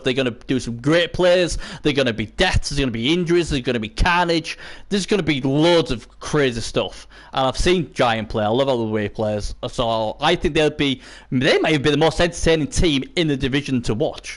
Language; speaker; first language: English; native; English